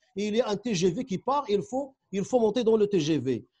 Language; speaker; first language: French; non-native, local second language; Central Atlas Tamazight